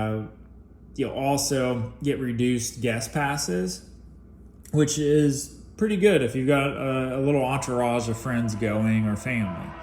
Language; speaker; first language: English; native; English